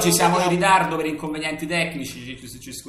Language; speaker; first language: Italian; native; Italian